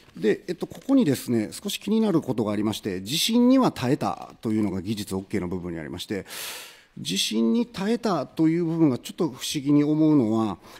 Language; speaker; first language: Japanese; native; Japanese